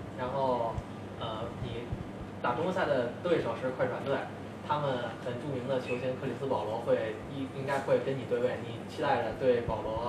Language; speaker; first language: Chinese; native; Chinese